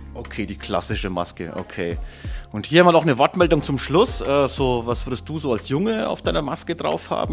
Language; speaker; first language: German; native; German